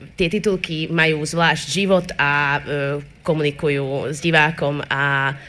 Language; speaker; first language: Slovak; non-native, local second language; Hungarian